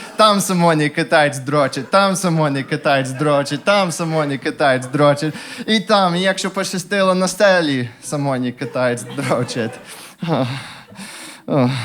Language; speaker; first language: Ukrainian; non-native, fluent; English